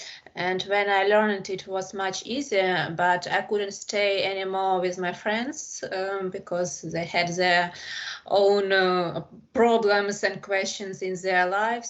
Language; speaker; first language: English; non-native, learner; Ukrainian